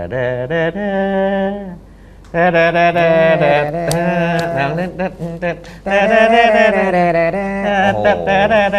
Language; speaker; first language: Thai; native; Thai